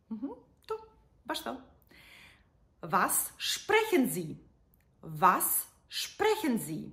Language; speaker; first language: German; non-native, fluent; Serbian